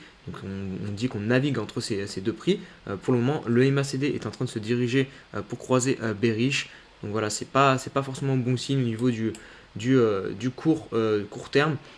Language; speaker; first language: French; native; French